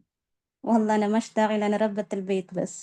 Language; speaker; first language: Arabic; non-native, learner; Malayalam